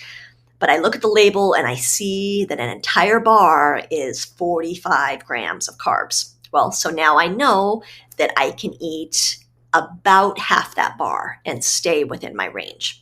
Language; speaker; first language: English; native; English